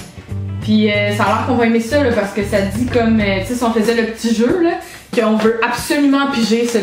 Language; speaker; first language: French; native; French